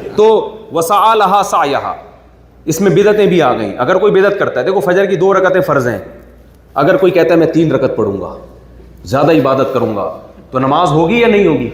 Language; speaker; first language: Urdu; native; Urdu